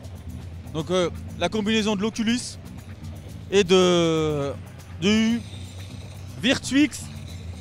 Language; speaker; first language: French; native; French